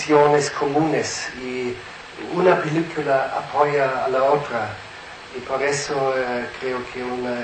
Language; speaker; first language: Spanish; non-native, fluent; German